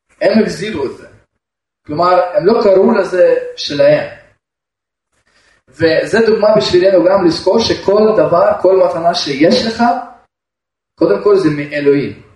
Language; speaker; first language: Hebrew; non-native, fluent; Russian